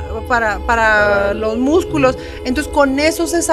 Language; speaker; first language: Spanish; native; Spanish